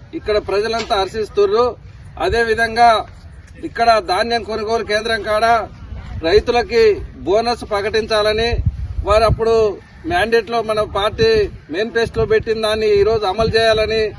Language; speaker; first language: Telugu; native; Telugu